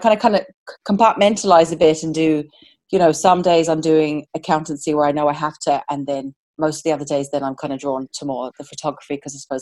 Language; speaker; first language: English; native; English